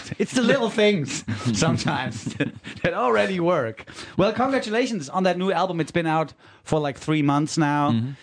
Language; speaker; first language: English; non-native, fluent; German